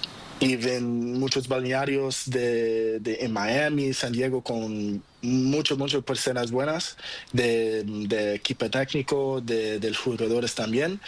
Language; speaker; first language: Spanish; non-native, learner; Portuguese